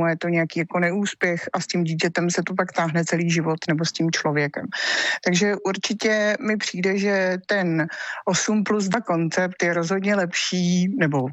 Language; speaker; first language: Czech; native; Czech